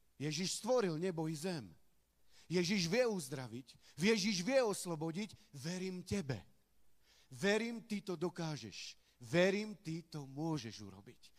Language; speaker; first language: Slovak; non-native, local second language; Romany